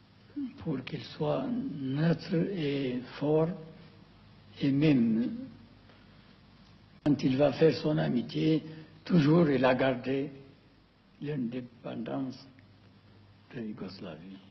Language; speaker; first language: French; non-native, fluent; Amharic